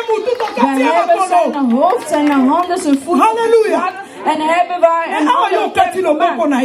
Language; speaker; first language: Dutch; non-native, learner; Lingala